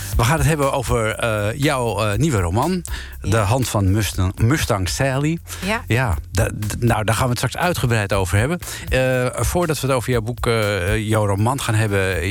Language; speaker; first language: Dutch; native; Dutch